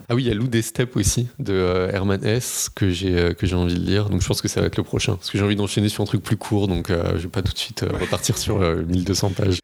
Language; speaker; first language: French; native; French